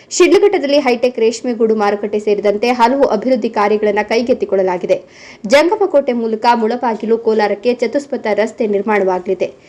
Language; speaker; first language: Kannada; native; Kannada